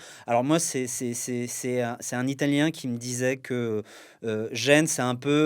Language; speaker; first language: French; native; French